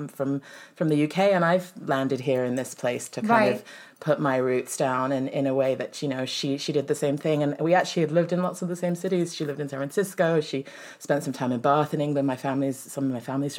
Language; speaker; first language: English; native; English